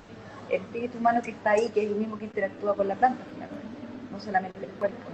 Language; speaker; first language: Spanish; native; Spanish